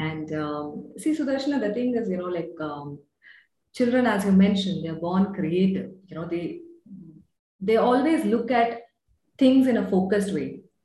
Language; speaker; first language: English; non-native, local second language; Tamil